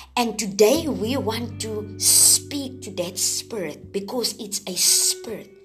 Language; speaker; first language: English; non-native, local second language; Afrikaans